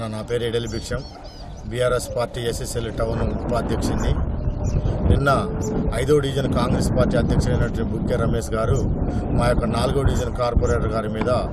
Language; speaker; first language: Telugu; native; Telugu